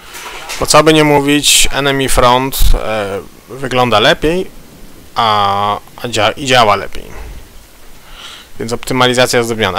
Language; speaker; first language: Polish; native; Polish